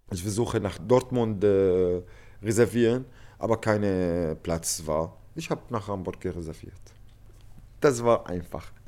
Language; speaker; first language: German; non-native, learner; Arabic